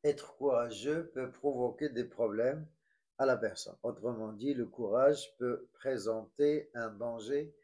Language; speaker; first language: French; non-native, local second language; Arabic